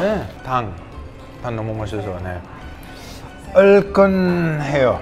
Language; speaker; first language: Korean; non-native, learner; Italian